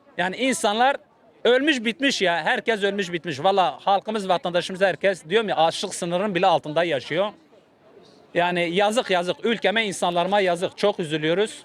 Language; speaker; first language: Turkish; native; Turkish